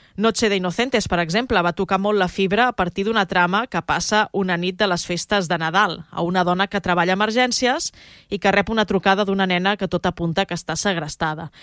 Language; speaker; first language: Catalan; native; Catalan